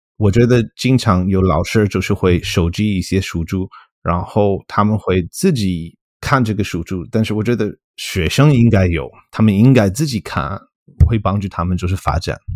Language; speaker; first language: Chinese; non-native, fluent; English